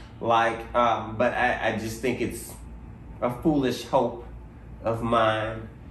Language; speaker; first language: English; native; English